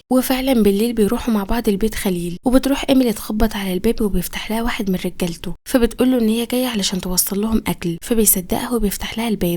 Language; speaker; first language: Arabic; native; Arabic